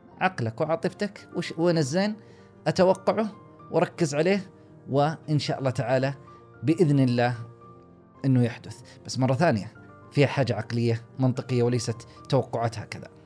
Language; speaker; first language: Arabic; native; Arabic